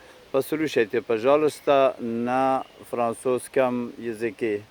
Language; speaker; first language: Russian; non-native, fluent; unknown